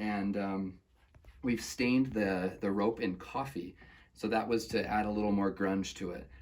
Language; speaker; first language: English; native; English